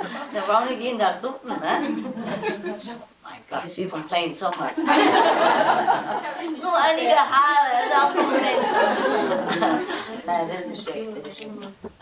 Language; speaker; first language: German; non-native, learner; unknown